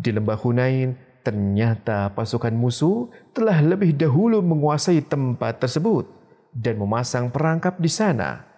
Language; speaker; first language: Indonesian; native; Indonesian